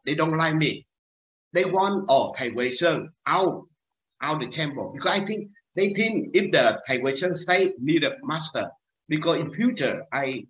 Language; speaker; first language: English; non-native, learner; Vietnamese